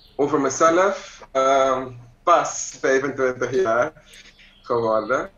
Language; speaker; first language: Dutch; native; Dutch